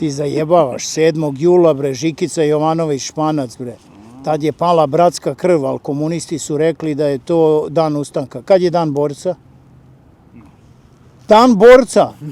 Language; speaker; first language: Bosnian; native; Bosnian